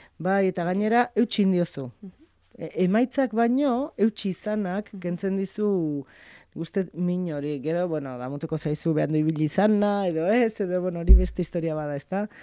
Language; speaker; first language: Basque; native; Basque